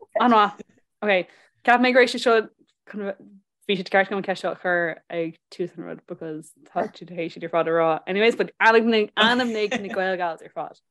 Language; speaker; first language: Irish; non-native, local second language; English